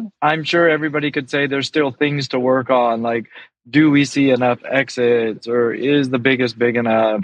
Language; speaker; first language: English; native; English